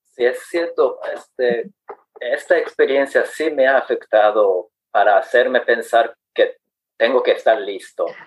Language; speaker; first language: Spanish; non-native, fluent; Japanese